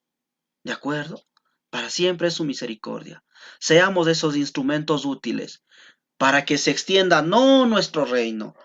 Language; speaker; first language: Spanish; native; Spanish